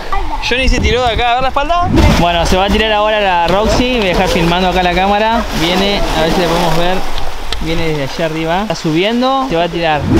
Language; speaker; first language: Spanish; native; Spanish